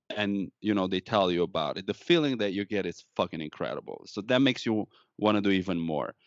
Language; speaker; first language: English; non-native, fluent; Romanian